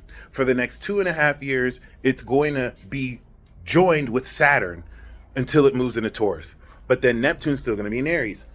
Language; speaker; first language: English; native; English